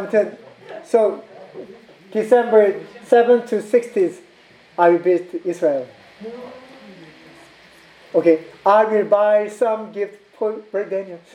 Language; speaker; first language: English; non-native, fluent; Korean